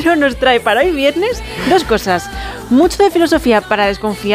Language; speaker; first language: Spanish; native; Spanish